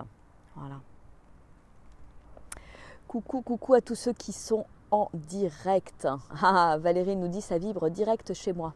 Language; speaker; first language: French; native; French